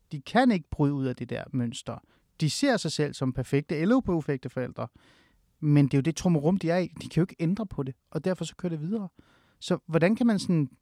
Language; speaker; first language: Danish; early bilingual, other home language; Persian